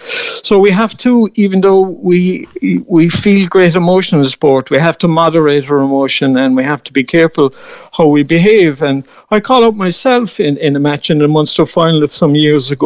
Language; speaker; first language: English; native; English